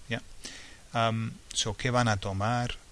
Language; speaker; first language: Spanish; non-native, learner; English